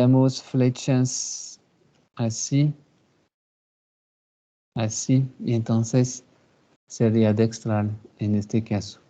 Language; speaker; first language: Spanish; non-native, fluent; French